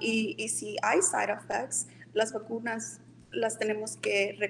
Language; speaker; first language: Spanish; early bilingual, heritage; Spanish